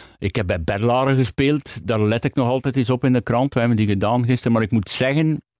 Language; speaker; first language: Dutch; native; Dutch